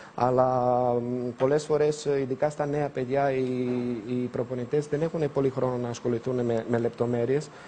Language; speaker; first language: Greek; non-native, fluent; Serbian